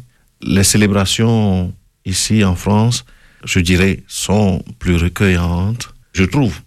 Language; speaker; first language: French; non-native, local second language; Ewe